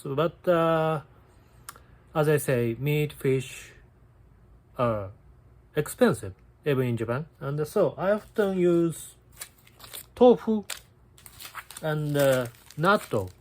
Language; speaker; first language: English; non-native, learner; Japanese